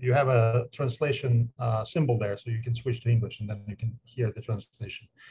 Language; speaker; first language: English; non-native, fluent; Ukrainian